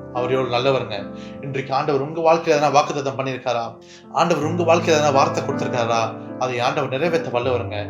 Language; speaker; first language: Tamil; early bilingual, heritage; Tamil